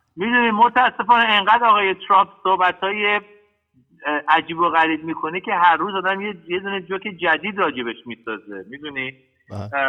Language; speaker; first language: Persian; early bilingual, heritage; Persian